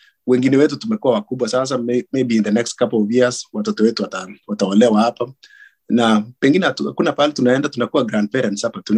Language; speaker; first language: English; non-native, local second language; Kalenjin